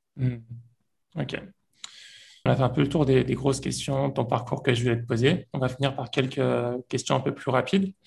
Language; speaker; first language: French; native; French